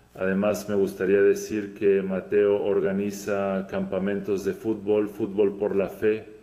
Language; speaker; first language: Spanish; non-native, fluent; Serbian